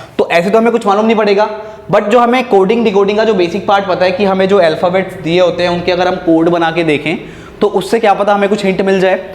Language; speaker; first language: Hindi; native; Hindi